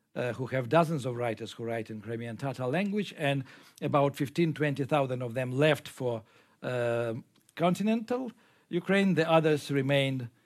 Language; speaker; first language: English; non-native, fluent; Ukrainian